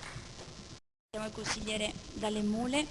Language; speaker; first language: Italian; native; Italian